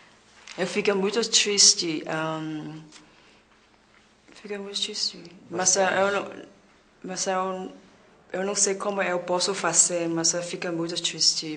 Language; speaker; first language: Portuguese; non-native, learner; Khmer